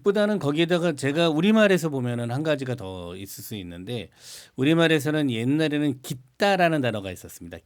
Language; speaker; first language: Korean; native; Korean